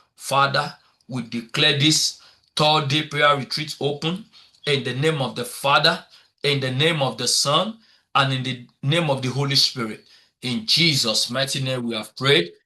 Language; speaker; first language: English; non-native, local second language; Yoruba